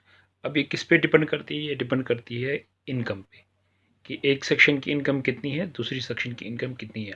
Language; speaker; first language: Hindi; non-native, local second language; Kashmiri